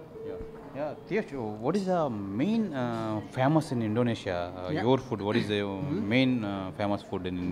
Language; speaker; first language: English; non-native, local second language; Telugu